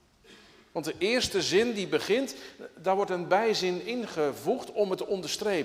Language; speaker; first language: Dutch; native; Dutch